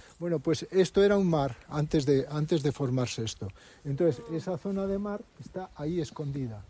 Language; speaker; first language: Spanish; native; Spanish